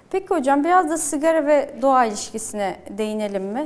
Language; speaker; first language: Turkish; native; Turkish